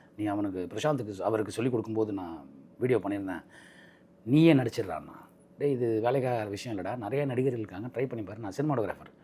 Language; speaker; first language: Tamil; native; Tamil